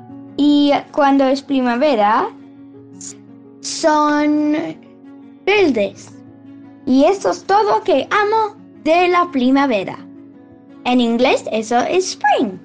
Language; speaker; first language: Spanish; early bilingual, heritage; Spanish